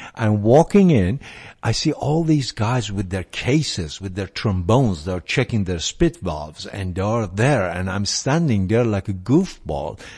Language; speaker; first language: English; non-native, fluent; Persian